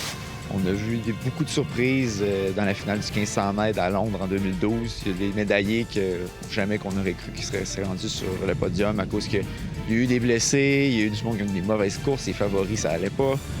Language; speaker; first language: French; native; French